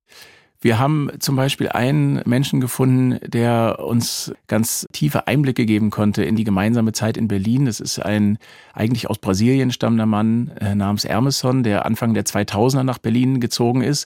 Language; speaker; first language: German; native; German